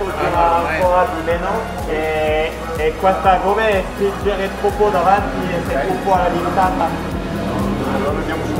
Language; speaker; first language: Italian; non-native, learner; French